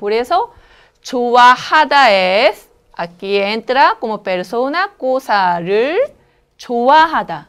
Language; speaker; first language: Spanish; non-native, learner; Korean